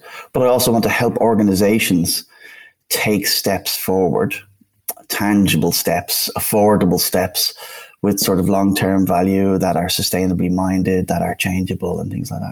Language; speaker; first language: English; native; English